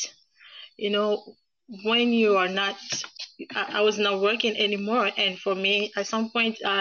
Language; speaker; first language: English; non-native, fluent; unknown